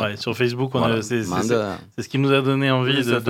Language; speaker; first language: French; native; French